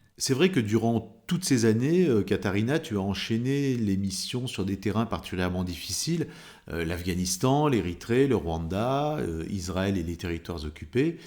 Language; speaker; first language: French; native; French